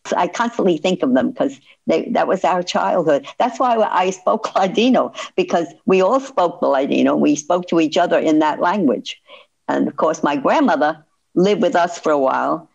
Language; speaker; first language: English; early bilingual, other home language; Ladino